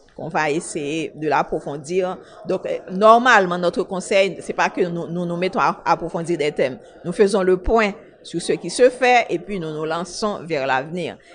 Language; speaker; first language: French; non-native, local second language; Haitian Creole